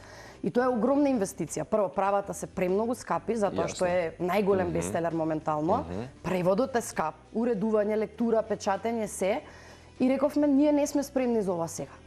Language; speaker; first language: Macedonian; native; Macedonian